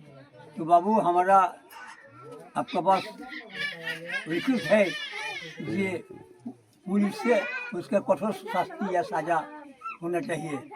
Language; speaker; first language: Hindi; non-native, local second language; Bangla